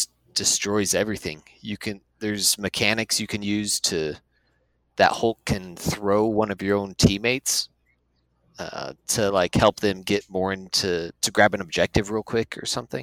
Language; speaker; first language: English; native; English